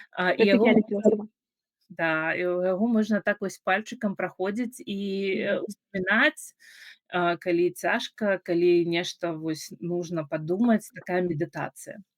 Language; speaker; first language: Belarusian; non-native, local second language; Russian